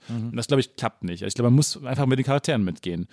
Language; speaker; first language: German; native; German